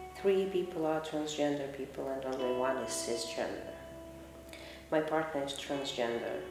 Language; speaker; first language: English; non-native, fluent; Russian